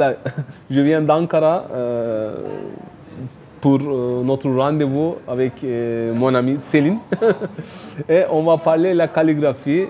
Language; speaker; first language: French; non-native, fluent; Turkish